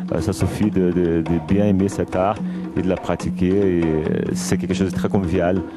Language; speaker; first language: French; non-native, fluent; Portuguese